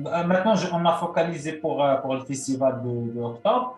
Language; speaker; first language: French; non-native, local second language; Arabic